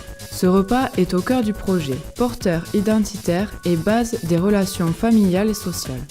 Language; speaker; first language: French; native; French